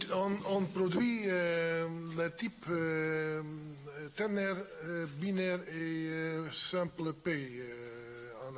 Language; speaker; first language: French; non-native, fluent; Dutch